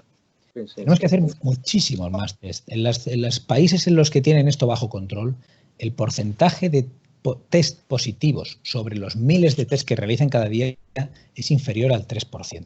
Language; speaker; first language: Spanish; native; Spanish